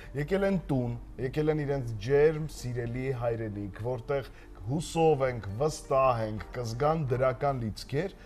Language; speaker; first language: Armenian; native; Armenian